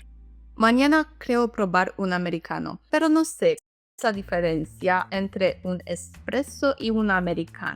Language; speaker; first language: Spanish; non-native, learner; English